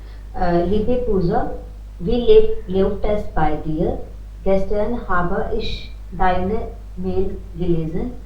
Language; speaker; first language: German; non-native, learner; Hindi